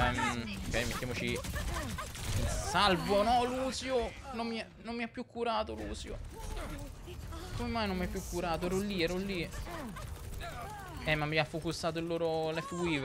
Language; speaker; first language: Italian; native; Italian